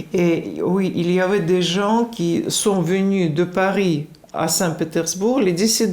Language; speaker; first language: French; non-native, fluent; Russian